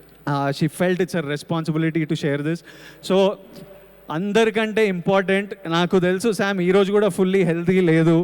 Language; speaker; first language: Telugu; native; Telugu